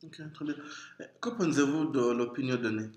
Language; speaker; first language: French; non-native, fluent; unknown